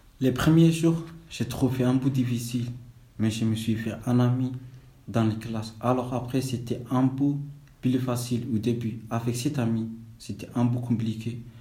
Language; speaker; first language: French; non-native, fluent; Somali